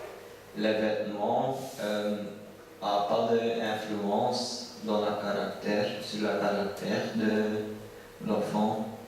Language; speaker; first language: French; non-native, learner; Dutch